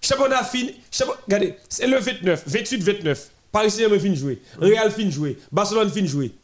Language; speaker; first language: French; non-native, local second language; Haitian Creole